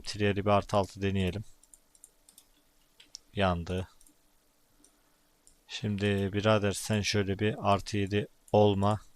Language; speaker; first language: Turkish; native; Turkish